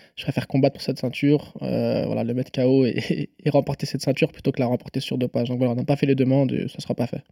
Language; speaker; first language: French; native; French